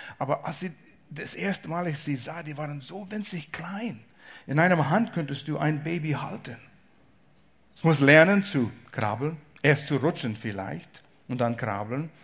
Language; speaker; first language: German; non-native, fluent; English